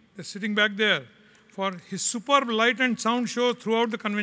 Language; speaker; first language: English; non-native, local second language; Marathi